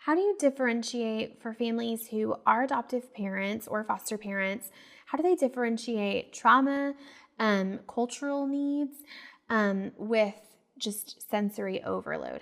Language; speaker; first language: English; native; English